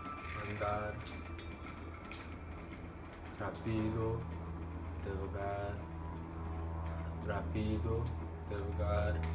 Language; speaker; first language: Portuguese; non-native, learner; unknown